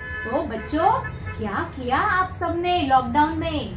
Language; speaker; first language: Hindi; native; Hindi